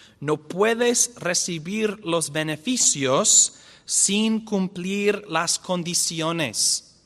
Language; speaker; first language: Spanish; non-native, fluent; English